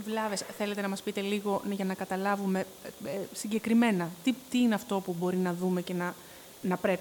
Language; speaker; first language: Greek; native; Greek